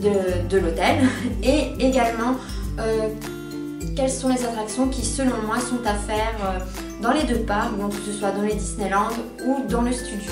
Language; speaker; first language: French; native; French